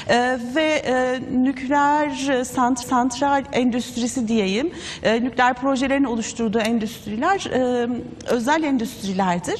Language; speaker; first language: Turkish; native; Turkish